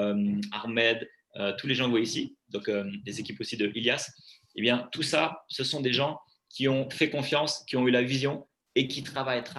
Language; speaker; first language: French; native; French